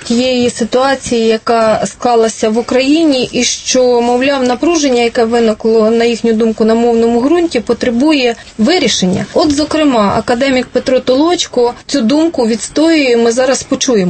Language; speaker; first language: Ukrainian; native; Ukrainian